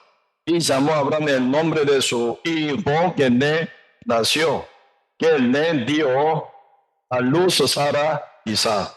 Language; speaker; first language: Spanish; non-native, learner; Korean